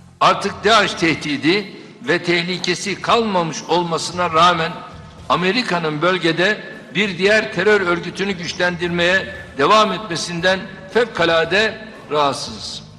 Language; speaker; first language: Turkish; native; Turkish